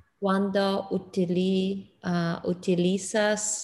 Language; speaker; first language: Spanish; non-native, learner; English